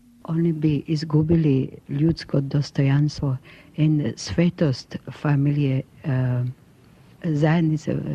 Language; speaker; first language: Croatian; non-native, local second language; Albanian